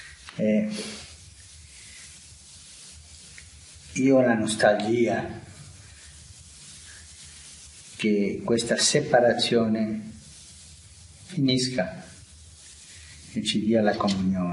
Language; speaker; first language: Italian; non-native, fluent; Spanish